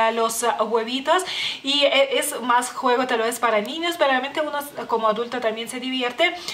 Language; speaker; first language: Spanish; non-native, fluent; Lithuanian